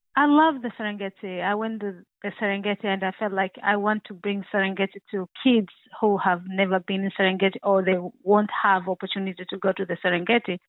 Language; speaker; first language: English; non-native, local second language; Swahili